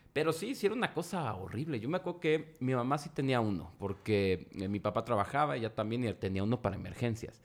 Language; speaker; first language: Spanish; native; Spanish